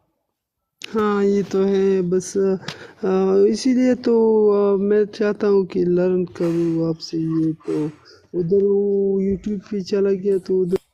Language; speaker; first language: Hindi; non-native, local second language; Pashto